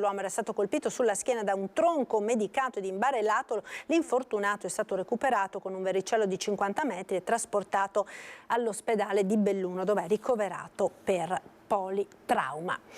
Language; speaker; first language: Italian; native; Italian